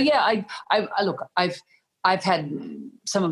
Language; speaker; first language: English; native; English